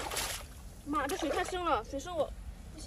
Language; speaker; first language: Chinese; native; Chinese